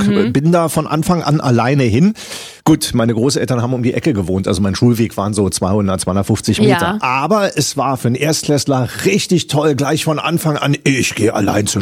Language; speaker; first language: German; native; German